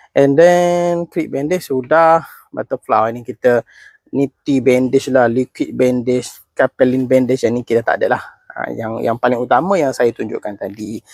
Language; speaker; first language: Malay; native; Malay